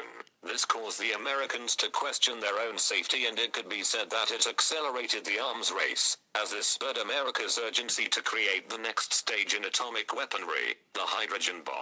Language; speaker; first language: English; native; English